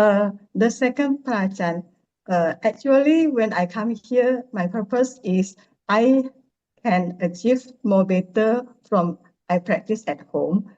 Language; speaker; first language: English; non-native, learner; Indonesian